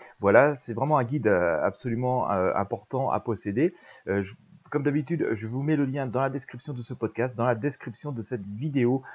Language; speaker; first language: French; native; French